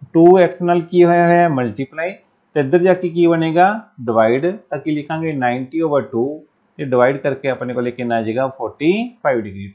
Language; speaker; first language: Hindi; non-native, local second language; Punjabi